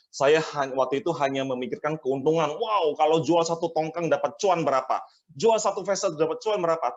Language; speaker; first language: Indonesian; native; Indonesian